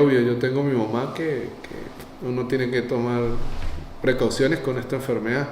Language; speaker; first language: Spanish; native; Spanish